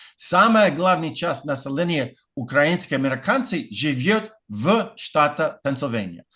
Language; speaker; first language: Russian; non-native, fluent; English